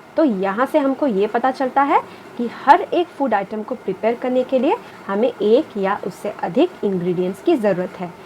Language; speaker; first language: Hindi; non-native, local second language; Bangla